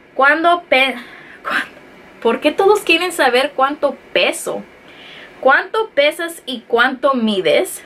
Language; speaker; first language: Spanish; early bilingual, heritage; Spanish